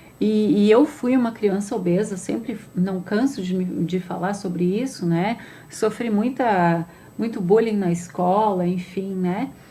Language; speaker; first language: Portuguese; native; Portuguese